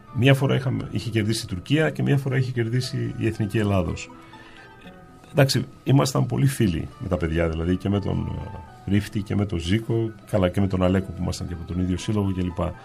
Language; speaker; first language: Greek; native; Greek